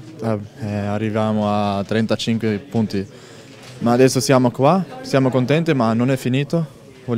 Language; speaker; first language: Italian; non-native, learner; German